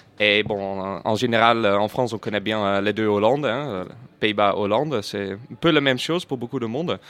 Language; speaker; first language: French; non-native, fluent; Dutch